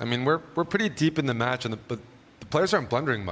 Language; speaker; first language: English; native; English